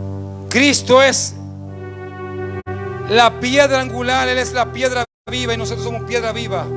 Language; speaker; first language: Spanish; native; Spanish